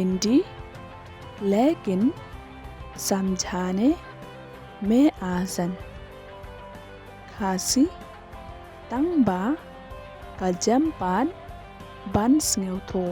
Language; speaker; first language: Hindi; non-native, local second language; Khasi